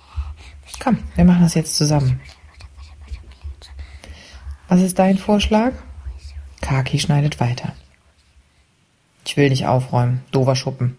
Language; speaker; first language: German; native; German